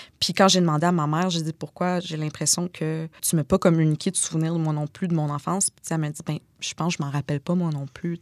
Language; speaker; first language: French; native; French